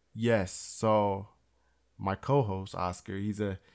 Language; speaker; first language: English; native; English